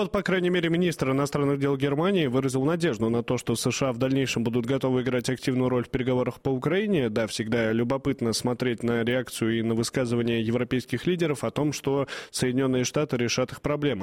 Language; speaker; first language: Russian; native; Russian